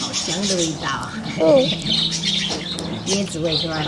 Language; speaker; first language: Chinese; native; Chinese